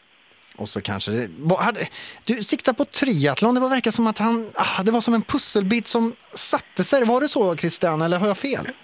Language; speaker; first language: Swedish; native; Swedish